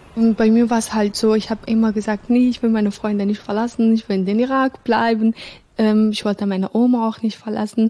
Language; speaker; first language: German; non-native, fluent; Arabic